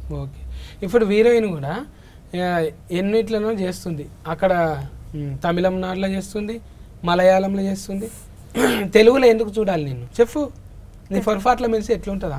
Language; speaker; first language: Telugu; native; Telugu